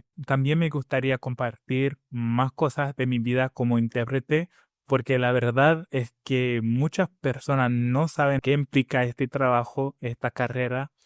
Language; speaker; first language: Spanish; non-native, fluent; English